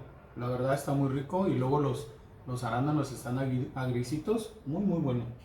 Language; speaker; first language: Spanish; native; Spanish